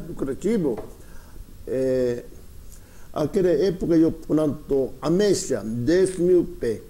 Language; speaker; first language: Portuguese; early bilingual, other home language; Japanese